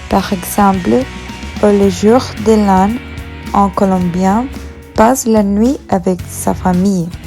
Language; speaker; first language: French; non-native, learner; Spanish